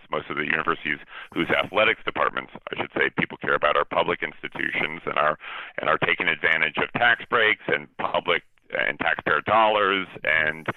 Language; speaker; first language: English; native; English